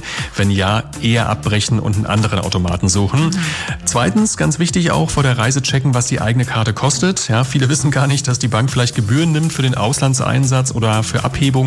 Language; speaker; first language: German; native; German